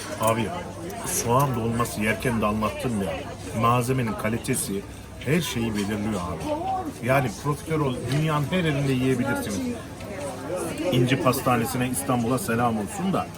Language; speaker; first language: Turkish; native; Turkish